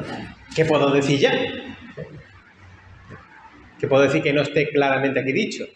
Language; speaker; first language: Spanish; native; Spanish